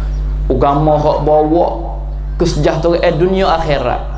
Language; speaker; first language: Malay; native; Malay